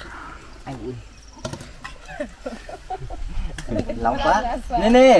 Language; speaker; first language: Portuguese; non-native, learner; Vietnamese